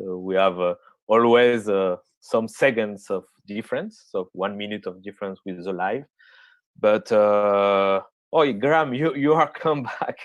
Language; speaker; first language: English; non-native, fluent; French